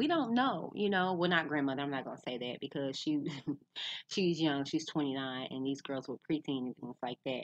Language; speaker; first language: English; native; English